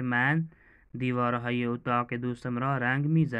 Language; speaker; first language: Persian; non-native, fluent; Urdu